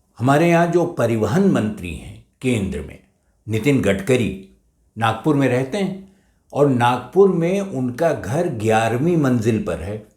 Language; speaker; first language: Hindi; native; Hindi